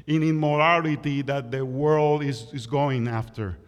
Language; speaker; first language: English; non-native, fluent; Spanish